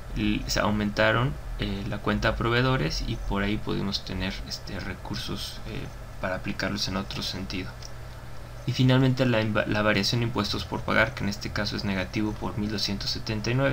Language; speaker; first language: Spanish; native; Spanish